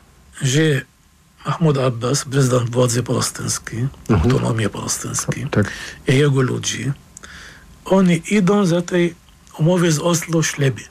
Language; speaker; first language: Polish; non-native, fluent; Arabic